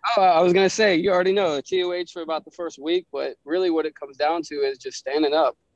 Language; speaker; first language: English; native; English